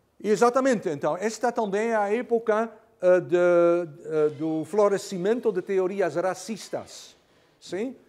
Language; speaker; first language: Portuguese; non-native, fluent; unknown